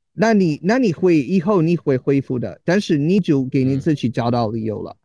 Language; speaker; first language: Chinese; non-native, learner; English